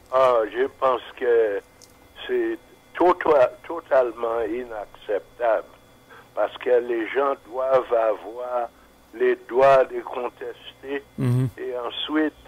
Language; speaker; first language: French; non-native, fluent; English